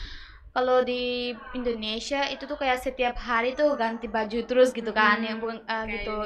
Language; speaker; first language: Indonesian; early bilingual, other home language; Bangla